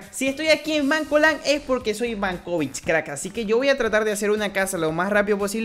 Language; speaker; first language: Spanish; native; Spanish